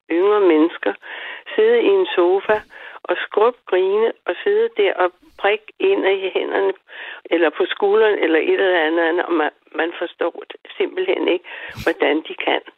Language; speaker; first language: Danish; native; Danish